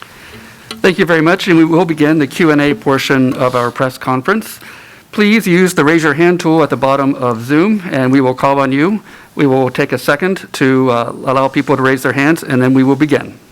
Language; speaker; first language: English; native; English